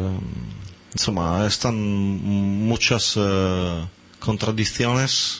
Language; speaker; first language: Spanish; non-native, learner; Italian